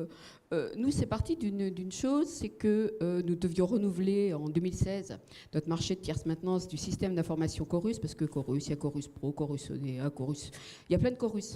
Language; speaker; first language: French; native; French